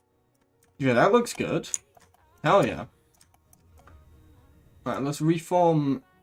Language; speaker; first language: English; native; English